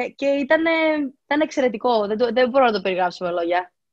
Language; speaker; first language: Greek; native; Greek